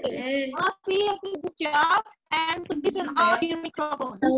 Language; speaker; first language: English; non-native, learner; Indonesian